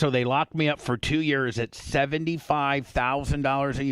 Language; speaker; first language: English; native; English